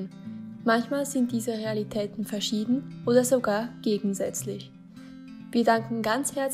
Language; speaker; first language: German; native; German